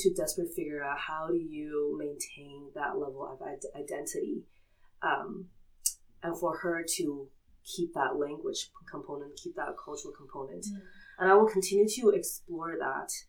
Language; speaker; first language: English; early bilingual, other home language; Chinese